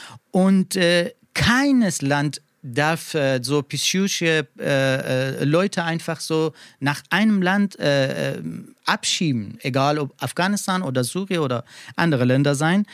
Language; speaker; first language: German; non-native, learner; Persian